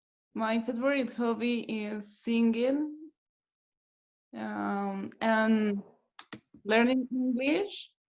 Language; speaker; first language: English; non-native, learner; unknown